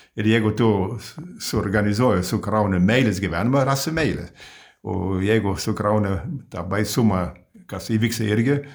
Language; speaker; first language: Lithuanian; early bilingual, heritage; Lithuanian